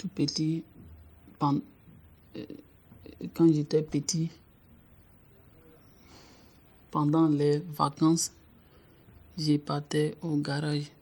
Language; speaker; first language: French; non-native, learner; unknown